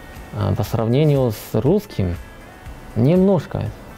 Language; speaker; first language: Russian; non-native, learner; Chinese